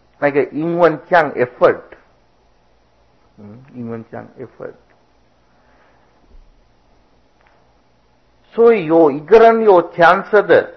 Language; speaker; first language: Chinese; non-native, fluent; Sinhala